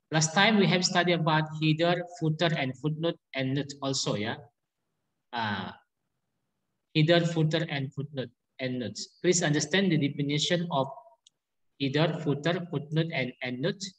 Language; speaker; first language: English; non-native, learner; Indonesian